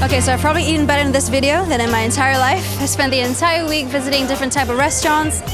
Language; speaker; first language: English; non-native, local second language; Cantonese